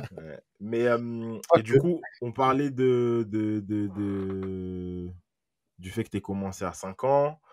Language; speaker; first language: French; native; French